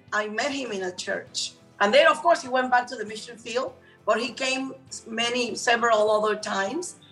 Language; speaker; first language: English; non-native, fluent; Spanish